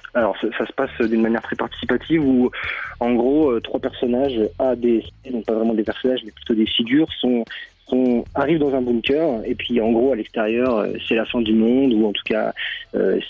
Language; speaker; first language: French; native; French